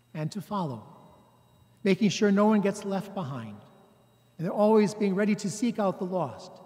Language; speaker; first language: English; native; English